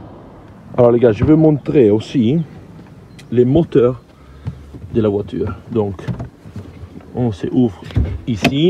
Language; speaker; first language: French; non-native, learner; Italian